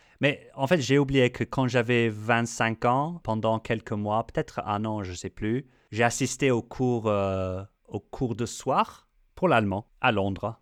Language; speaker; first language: French; non-native, fluent; English